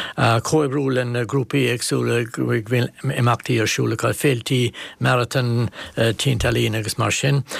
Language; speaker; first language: Irish; native; Irish